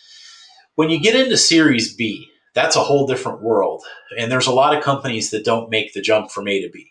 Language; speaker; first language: English; native; English